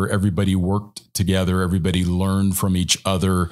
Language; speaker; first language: English; native; English